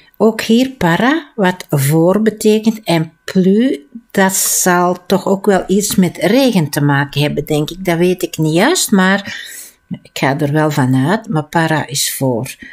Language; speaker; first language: Dutch; native; Dutch